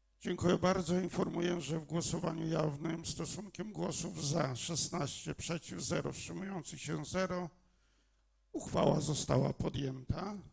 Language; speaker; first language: Polish; native; Polish